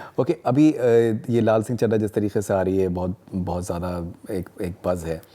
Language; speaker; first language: Hindi; native; Hindi